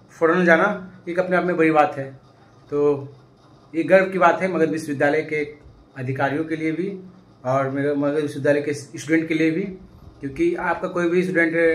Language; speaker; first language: Hindi; native; Hindi